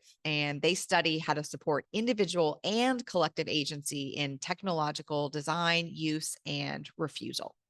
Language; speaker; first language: English; native; English